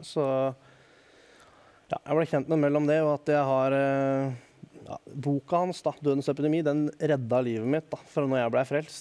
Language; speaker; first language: Norwegian; native; Norwegian